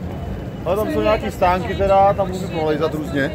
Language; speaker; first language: Czech; native; Czech